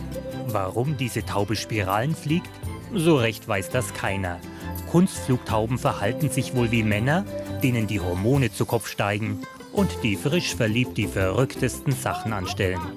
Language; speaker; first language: German; native; German